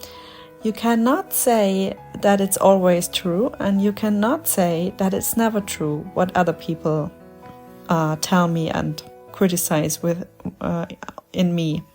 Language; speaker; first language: English; non-native, fluent; German